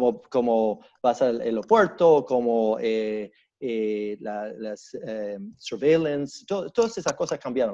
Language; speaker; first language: Spanish; early bilingual, heritage; Spanish